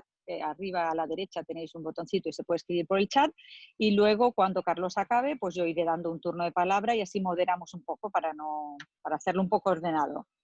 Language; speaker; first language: Spanish; native; Spanish